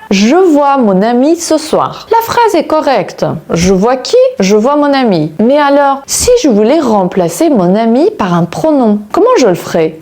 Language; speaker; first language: French; non-native, fluent; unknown